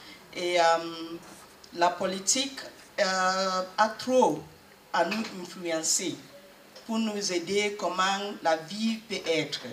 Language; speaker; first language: French; non-native, learner; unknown